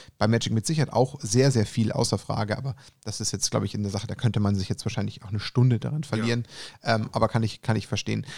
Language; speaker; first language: German; native; German